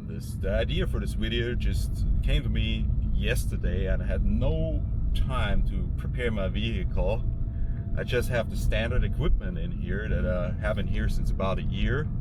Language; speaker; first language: English; non-native, fluent; German